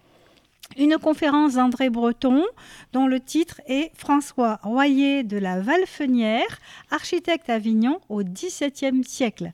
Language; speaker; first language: French; native; French